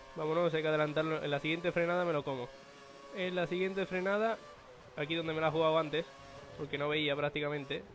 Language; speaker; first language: Spanish; native; Spanish